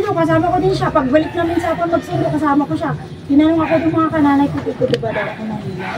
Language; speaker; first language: Filipino; native; Filipino